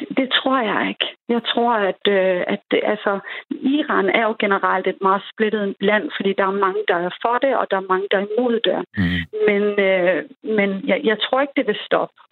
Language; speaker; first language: Danish; early bilingual, other home language; Persian